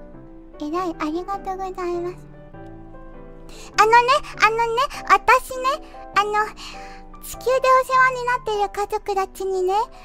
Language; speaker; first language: Japanese; non-native, fluent; Korean